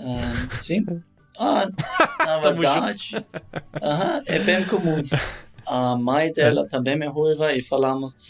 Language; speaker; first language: Portuguese; non-native, learner; German